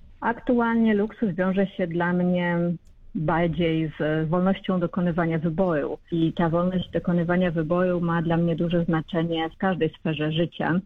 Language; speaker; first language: Polish; native; Polish